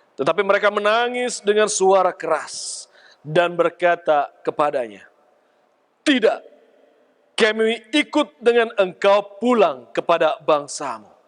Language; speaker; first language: Indonesian; native; Indonesian